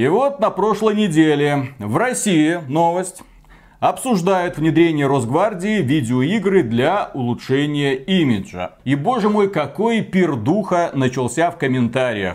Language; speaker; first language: Russian; native; Russian